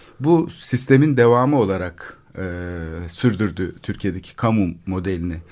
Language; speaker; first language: Turkish; native; Turkish